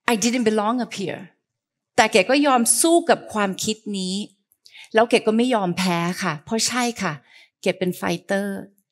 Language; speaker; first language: Thai; early bilingual, heritage; Thai